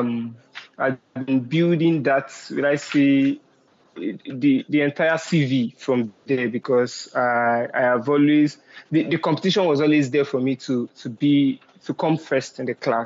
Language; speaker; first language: English; non-native, local second language; Yoruba